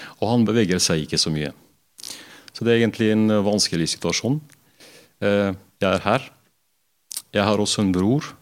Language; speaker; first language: Norwegian; non-native, fluent; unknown